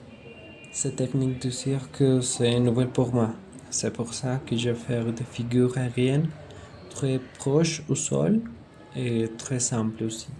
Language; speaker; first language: French; non-native, fluent; Spanish